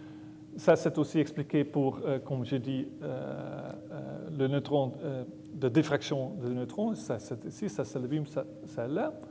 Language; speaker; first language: French; non-native, learner; Dutch